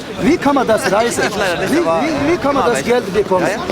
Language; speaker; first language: German; non-native, learner; Tibetan